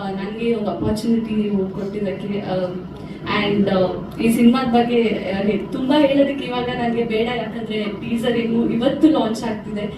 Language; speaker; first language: Kannada; non-native, local second language; Tulu